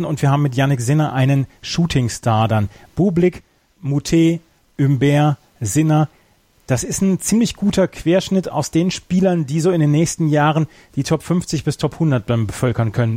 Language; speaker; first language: German; native; German